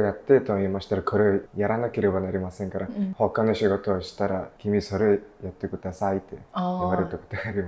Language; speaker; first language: Japanese; non-native, learner; Mongolian